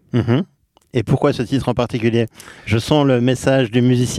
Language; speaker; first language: French; native; French